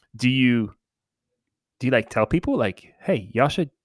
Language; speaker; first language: English; early bilingual, other home language; Spanish